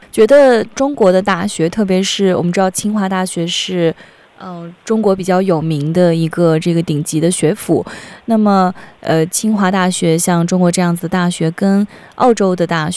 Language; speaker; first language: Chinese; native; Chinese